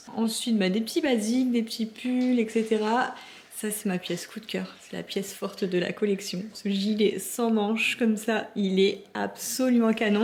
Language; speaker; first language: French; native; French